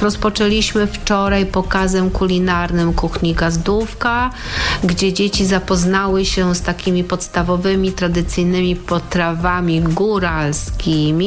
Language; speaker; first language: Polish; native; Polish